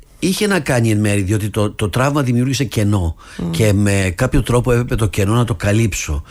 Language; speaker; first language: Greek; early bilingual, heritage; Greek